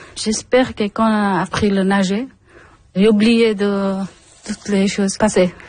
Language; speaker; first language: French; non-native, learner; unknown